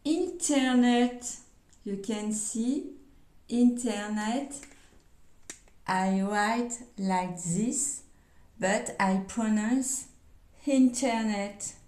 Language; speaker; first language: English; non-native, learner; French